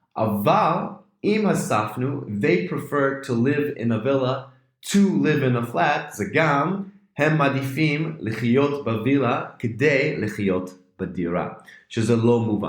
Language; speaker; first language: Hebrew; non-native, fluent; English